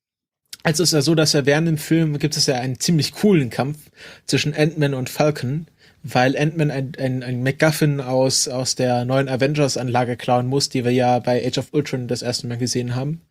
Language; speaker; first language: German; native; German